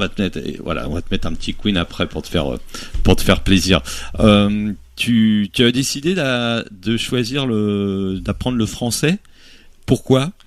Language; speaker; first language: French; native; French